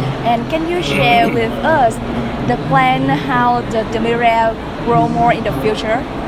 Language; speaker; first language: English; non-native, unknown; Vietnamese